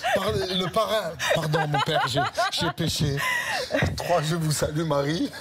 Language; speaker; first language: French; native; French